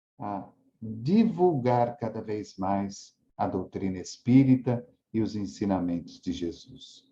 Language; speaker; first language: Portuguese; native; Portuguese